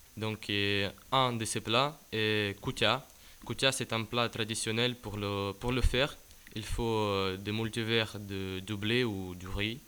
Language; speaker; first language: French; early bilingual, other home language; Ukrainian